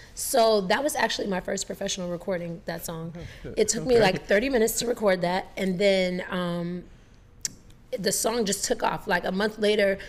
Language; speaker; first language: English; native; English